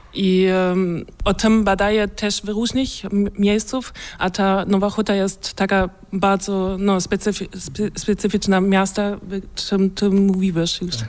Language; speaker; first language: Polish; non-native, learner; German